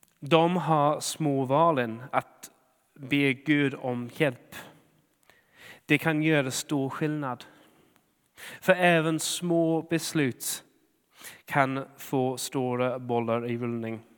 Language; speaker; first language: Swedish; non-native, fluent; English